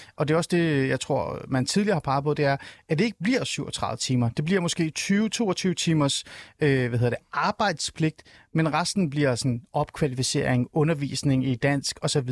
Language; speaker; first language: Danish; early bilingual, other home language; Somali